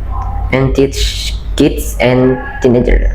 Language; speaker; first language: English; non-native, learner; Indonesian